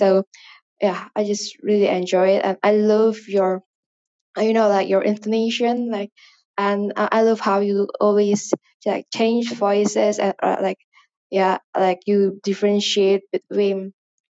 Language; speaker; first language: English; non-native, fluent; Indonesian